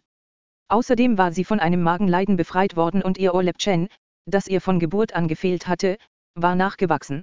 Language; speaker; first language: German; native; German